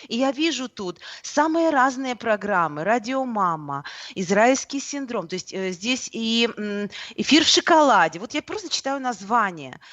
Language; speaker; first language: Russian; native; Russian